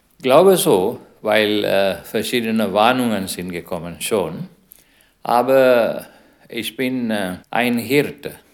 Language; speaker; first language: German; non-native, learner; Sinhala